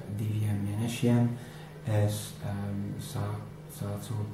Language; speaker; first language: Latvian; non-native, learner; English